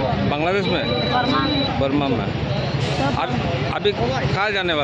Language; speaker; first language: Hindi; non-native, local second language; Bangla